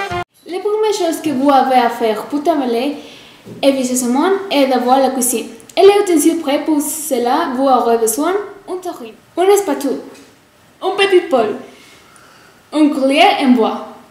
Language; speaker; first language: French; non-native, learner; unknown